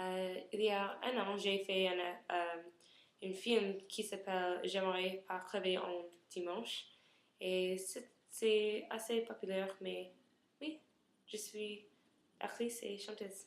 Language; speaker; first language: French; non-native, learner; English